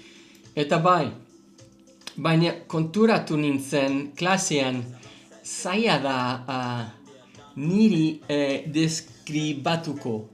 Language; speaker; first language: Basque; non-native, learner; English